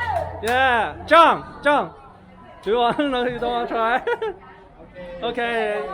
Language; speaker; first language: English; non-native, learner; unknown